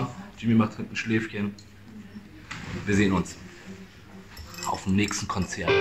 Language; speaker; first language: German; native; German